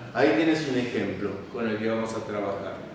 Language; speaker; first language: Spanish; native; Spanish